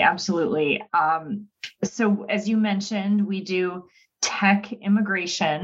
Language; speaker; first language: English; native; English